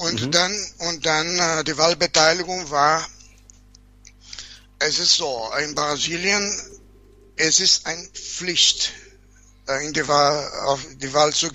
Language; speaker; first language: German; non-native, fluent; Portuguese